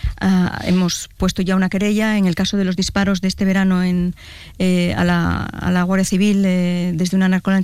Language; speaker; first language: Spanish; native; Spanish